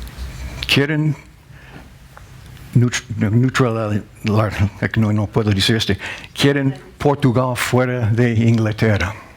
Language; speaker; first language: Spanish; non-native, learner; English